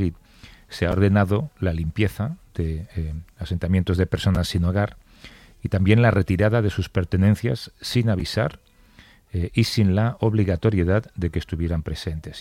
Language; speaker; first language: Spanish; native; Spanish